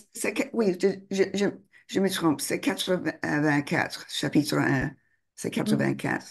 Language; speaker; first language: French; non-native, fluent; English